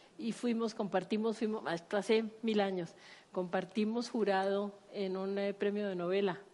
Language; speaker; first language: Spanish; native; Spanish